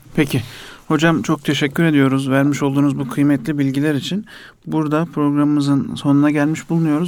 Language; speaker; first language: Turkish; native; Turkish